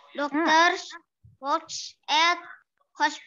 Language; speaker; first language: English; non-native, learner; Indonesian